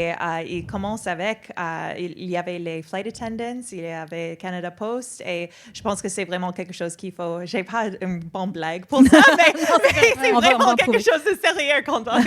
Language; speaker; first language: French; non-native, fluent; English